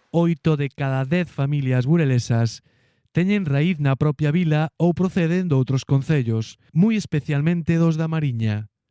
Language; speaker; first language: Galician; native; Galician